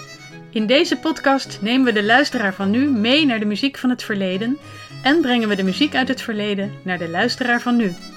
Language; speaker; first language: Dutch; native; Dutch